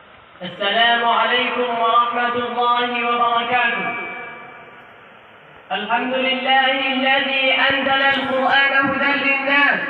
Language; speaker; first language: Arabic; non-native, learner; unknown